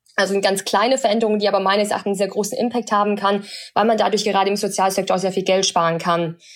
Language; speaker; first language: German; early bilingual, other home language; Chinese